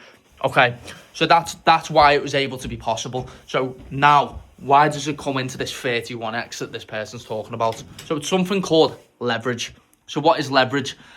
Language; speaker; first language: English; native; English